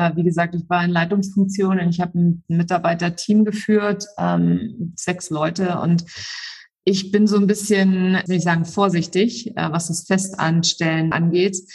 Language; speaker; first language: German; native; German